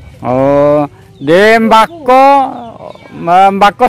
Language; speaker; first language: Indonesian; native; Indonesian